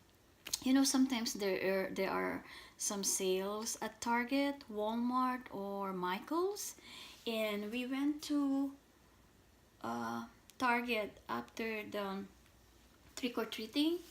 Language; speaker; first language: English; non-native, fluent; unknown